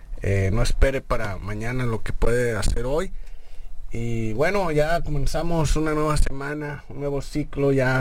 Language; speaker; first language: Spanish; native; Spanish